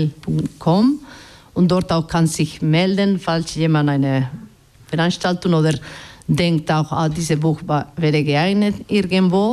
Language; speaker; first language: German; non-native, learner; Basque